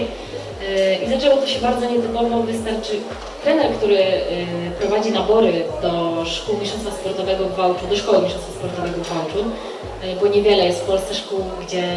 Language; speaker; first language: Polish; native; Polish